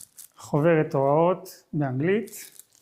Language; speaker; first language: Hebrew; native; Hebrew